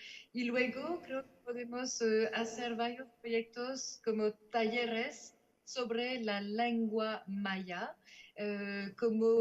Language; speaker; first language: Spanish; non-native, fluent; French